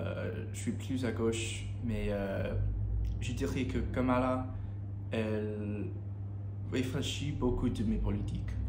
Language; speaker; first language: French; non-native, learner; English